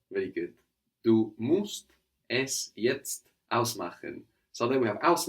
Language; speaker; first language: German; non-native, fluent; English